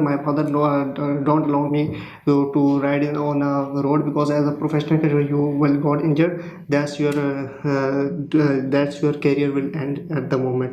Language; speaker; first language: English; non-native, learner; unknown